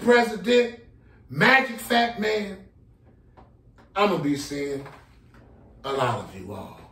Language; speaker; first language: English; native; English